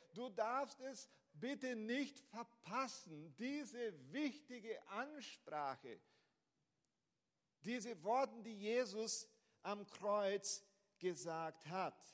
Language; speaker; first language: German; non-native, fluent; Portuguese